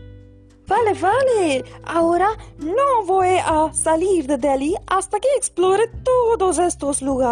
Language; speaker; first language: Spanish; non-native, learner; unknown